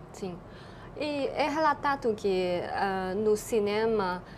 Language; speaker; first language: Portuguese; non-native, fluent; Chinese